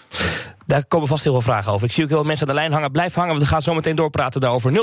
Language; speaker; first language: Dutch; native; Dutch